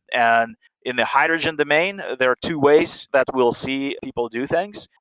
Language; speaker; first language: English; non-native, fluent; Russian